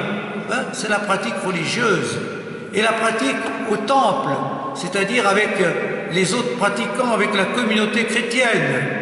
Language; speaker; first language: French; native; French